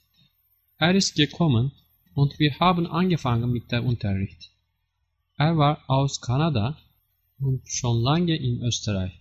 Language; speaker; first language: German; non-native, learner; Turkish